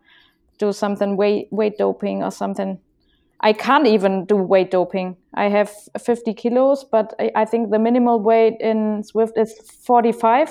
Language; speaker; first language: English; non-native, fluent; German